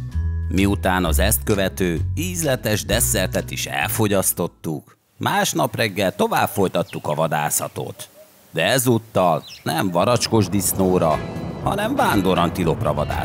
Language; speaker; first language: Hungarian; native; Hungarian